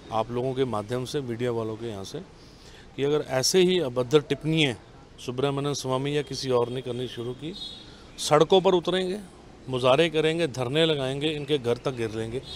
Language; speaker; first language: Hindi; non-native, local second language; Punjabi